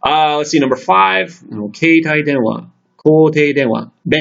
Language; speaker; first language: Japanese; non-native, fluent; English